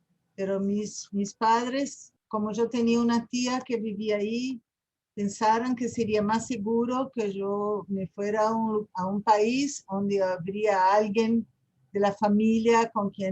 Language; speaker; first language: Spanish; non-native, fluent; Portuguese